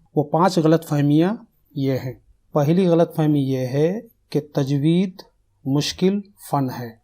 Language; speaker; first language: Urdu; native; Urdu